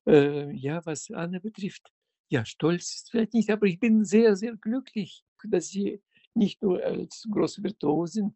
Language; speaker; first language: German; non-native, fluent; Russian